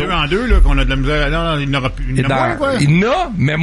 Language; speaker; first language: French; native; French